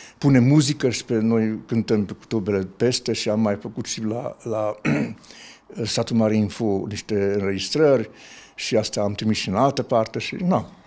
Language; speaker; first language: Romanian; non-native, local second language; Hungarian